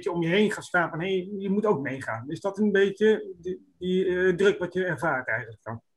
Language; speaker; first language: Dutch; native; Dutch